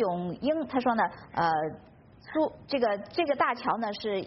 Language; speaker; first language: Chinese; native; Chinese